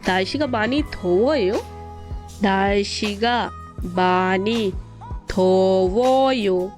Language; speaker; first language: Korean; non-native, fluent; Hindi